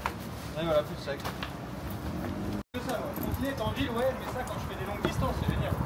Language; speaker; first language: French; native; French